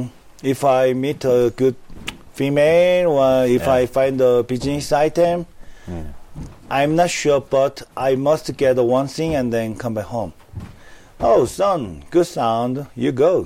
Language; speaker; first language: English; non-native, learner; Korean